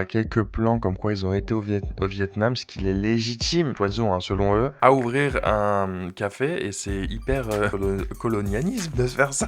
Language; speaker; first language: French; native; French